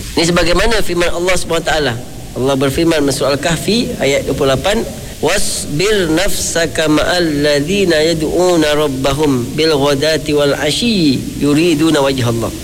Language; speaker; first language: Malay; native; Malay